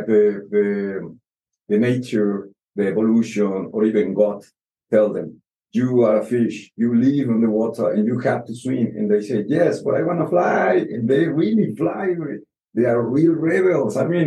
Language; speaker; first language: English; non-native, fluent; Spanish